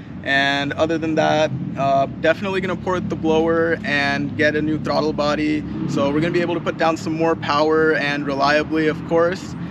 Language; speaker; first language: English; native; English